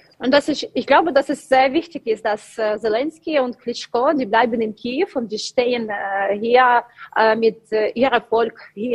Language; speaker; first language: German; non-native, learner; Ukrainian